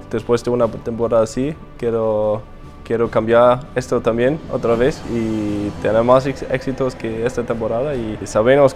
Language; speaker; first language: Spanish; non-native, fluent; German